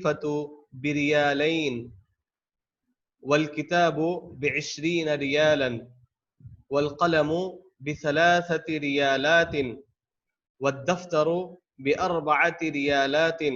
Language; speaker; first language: Arabic; non-native, fluent; Urdu